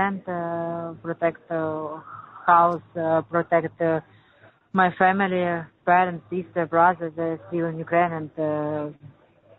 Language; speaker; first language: English; non-native, learner; Ukrainian